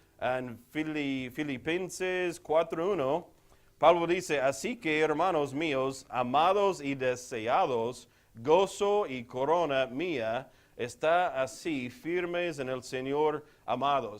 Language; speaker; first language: Spanish; non-native, fluent; English